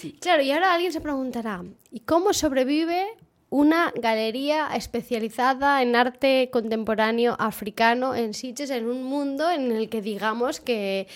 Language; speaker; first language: Spanish; non-native, local second language; Catalan